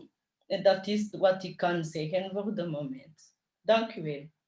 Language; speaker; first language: Dutch; early bilingual, other home language; Kinyarwanda